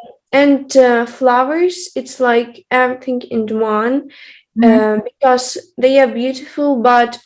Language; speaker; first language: English; non-native, fluent; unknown